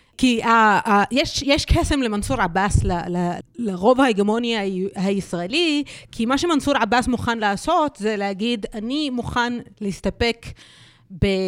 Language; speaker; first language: Hebrew; non-native, local second language; Arabic